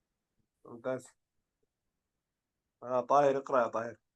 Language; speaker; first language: Arabic; non-native, fluent; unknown